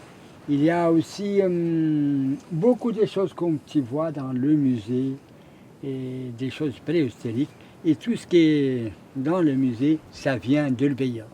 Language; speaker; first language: French; non-native, learner; Arabic